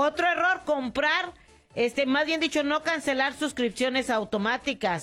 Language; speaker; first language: Spanish; native; Spanish